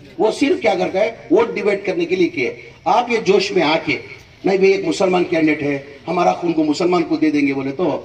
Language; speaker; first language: Hindi; non-native, local second language; Urdu